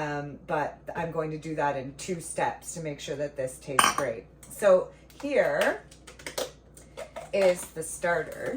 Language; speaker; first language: English; native; English